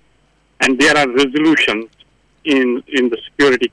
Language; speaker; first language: English; non-native, local second language; Kashmiri